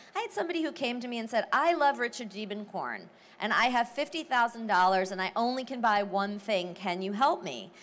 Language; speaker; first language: English; native; English